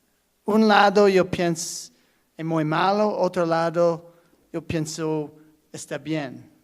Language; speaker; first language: Spanish; non-native, learner; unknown